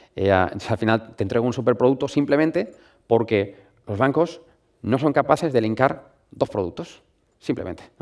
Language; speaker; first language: Spanish; native; Spanish